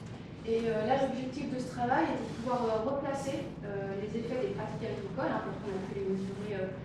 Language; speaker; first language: French; native; French